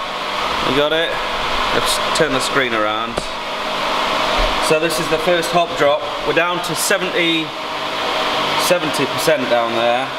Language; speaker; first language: English; native; English